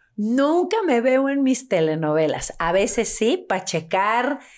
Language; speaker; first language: Spanish; native; Spanish